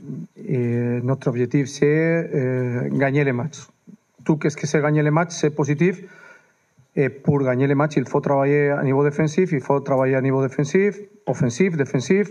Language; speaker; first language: French; non-native, fluent; Spanish